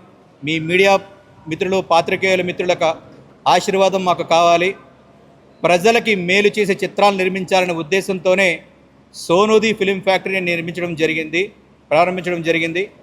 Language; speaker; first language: Telugu; native; Telugu